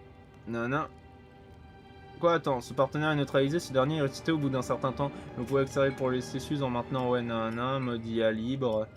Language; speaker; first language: French; native; French